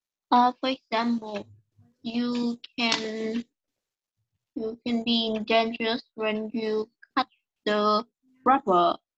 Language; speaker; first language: English; non-native, learner; Vietnamese